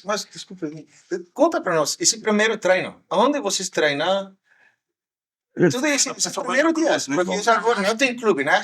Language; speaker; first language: Portuguese; non-native, learner; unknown